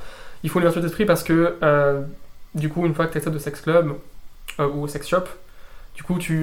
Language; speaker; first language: French; native; French